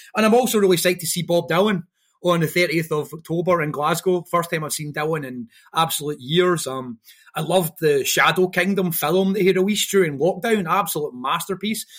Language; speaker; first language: English; native; English